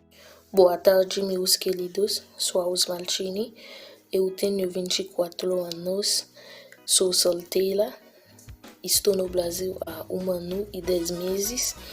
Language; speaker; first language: Portuguese; non-native, learner; Haitian Creole